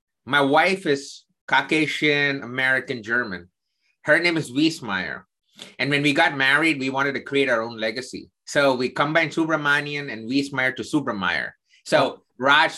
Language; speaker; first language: English; non-native, local second language; Tamil